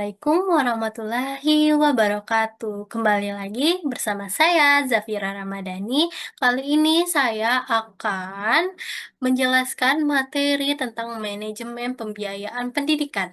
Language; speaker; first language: Indonesian; native; Indonesian